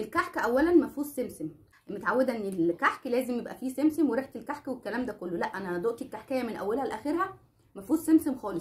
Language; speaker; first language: Arabic; native; Arabic